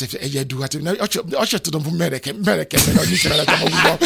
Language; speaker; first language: Hungarian; non-native, fluent; Yoruba